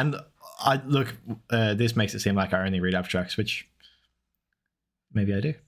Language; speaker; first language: English; native; English